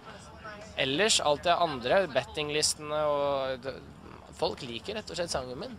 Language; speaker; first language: Norwegian; early bilingual, other home language; Russian